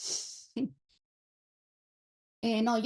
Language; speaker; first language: Spanish; native; Spanish